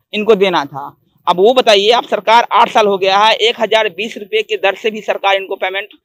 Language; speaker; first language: Hindi; native; Hindi